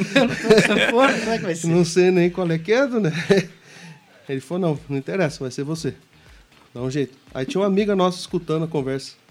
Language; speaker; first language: Portuguese; native; Portuguese